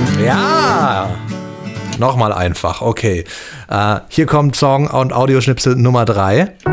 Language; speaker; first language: German; native; German